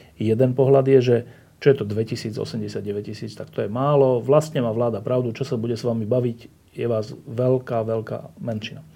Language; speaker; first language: Slovak; native; Slovak